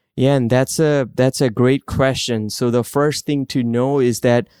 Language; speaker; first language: English; non-native, local second language; Gujarati